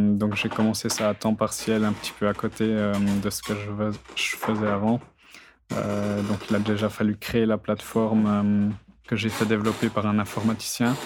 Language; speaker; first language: French; native; French